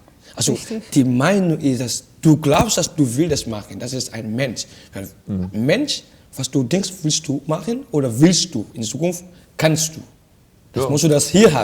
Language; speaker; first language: German; non-native, fluent; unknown